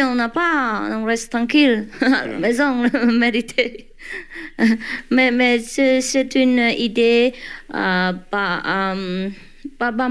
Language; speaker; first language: French; non-native, learner; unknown